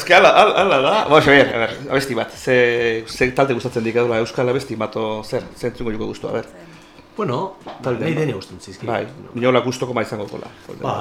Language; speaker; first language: Basque; native; Basque